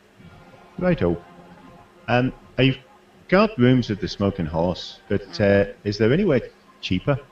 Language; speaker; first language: English; native; English